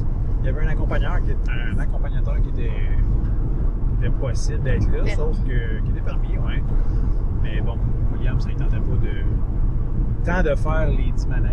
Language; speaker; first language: French; native; French